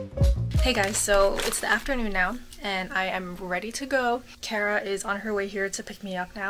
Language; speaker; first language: English; native; English